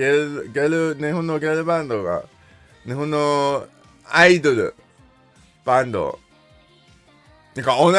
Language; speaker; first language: Japanese; non-native, learner; English